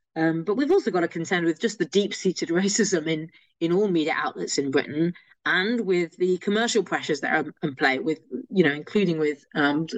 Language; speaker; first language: English; native; English